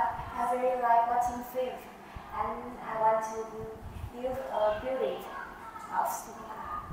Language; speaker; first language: English; non-native, learner; Vietnamese